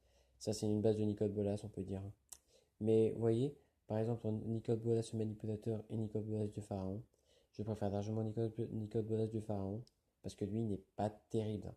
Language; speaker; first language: French; native; French